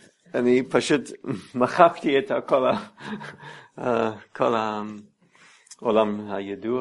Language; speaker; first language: Hebrew; non-native, fluent; English